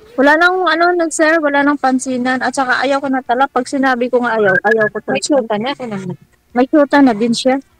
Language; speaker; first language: Filipino; non-native, local second language; Hiligaynon